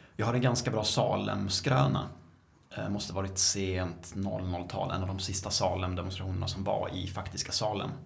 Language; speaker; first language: Swedish; native; Swedish